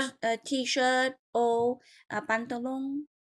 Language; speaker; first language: French; non-native, learner; Vietnamese